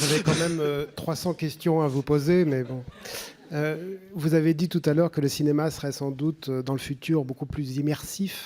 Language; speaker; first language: French; native; French